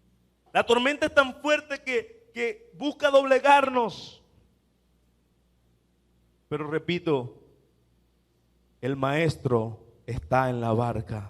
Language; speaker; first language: Spanish; native; Spanish